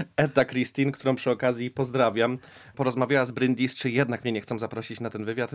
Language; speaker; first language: Polish; early bilingual, heritage; Polish